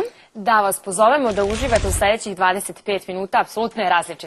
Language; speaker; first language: Serbian; native; Serbian